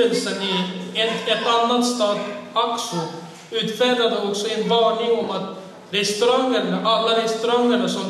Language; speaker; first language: Swedish; non-native, fluent; Uyghur